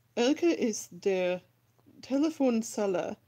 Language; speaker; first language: German; non-native, learner; English